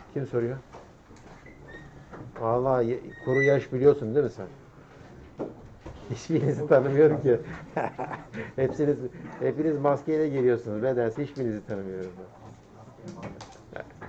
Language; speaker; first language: Turkish; native; Turkish